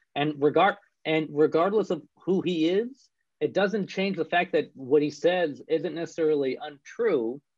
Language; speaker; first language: English; native; English